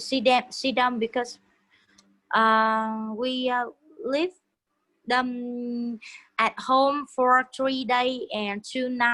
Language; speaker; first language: English; non-native, learner; Vietnamese